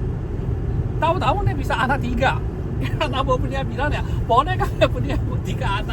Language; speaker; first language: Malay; non-native, fluent; Chinese